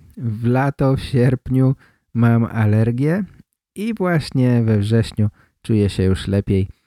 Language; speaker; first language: Polish; native; Polish